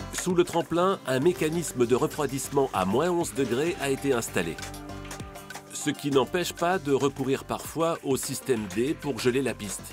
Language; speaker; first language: French; native; French